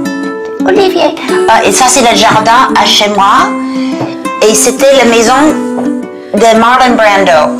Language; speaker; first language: French; non-native, learner; English